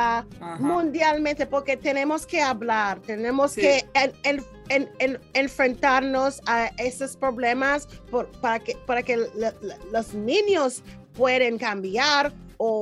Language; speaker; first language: Spanish; non-native, learner; English